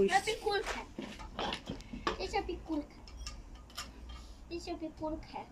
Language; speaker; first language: Polish; early bilingual, heritage; Polish